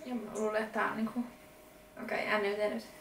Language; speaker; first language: Finnish; native; Finnish